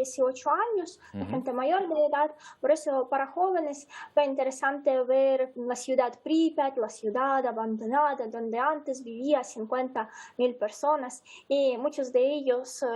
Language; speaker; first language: Spanish; non-native, fluent; Ukrainian